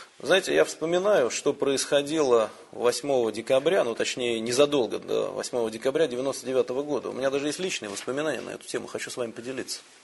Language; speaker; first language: Russian; native; Russian